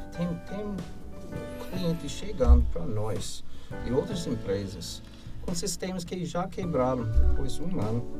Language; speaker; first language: Portuguese; non-native, fluent; English